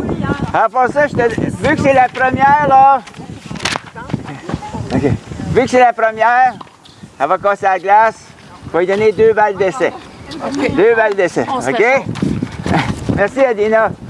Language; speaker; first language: French; native; French